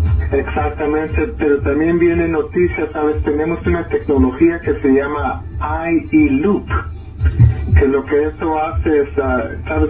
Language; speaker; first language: Spanish; early bilingual, heritage; Spanish